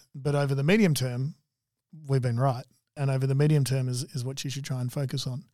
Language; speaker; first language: English; native; English